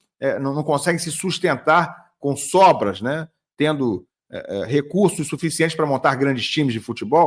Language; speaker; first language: Portuguese; native; Portuguese